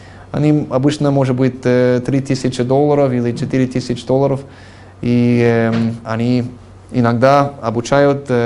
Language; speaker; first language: Russian; non-native, fluent; English